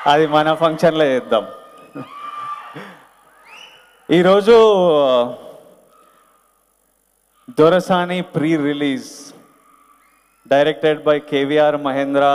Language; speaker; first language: Telugu; native; Telugu